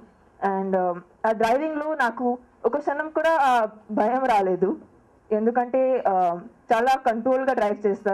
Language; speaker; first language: Telugu; non-native, local second language; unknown